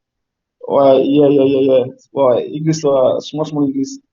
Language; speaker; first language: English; non-native, learner; French